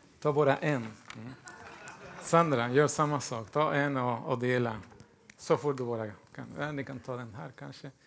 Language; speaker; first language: Swedish; non-native, fluent; Spanish